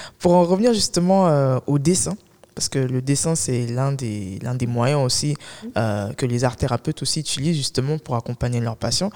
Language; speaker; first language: French; native; French